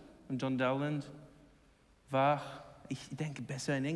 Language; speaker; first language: German; non-native, learner; English